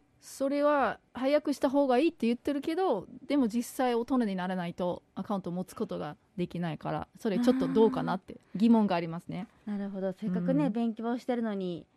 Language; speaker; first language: Japanese; native; Japanese